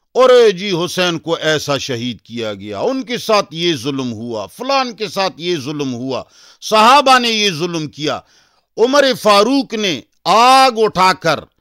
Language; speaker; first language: Urdu; non-native, local second language; Pashto